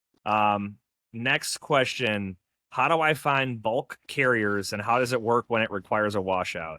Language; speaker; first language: English; native; English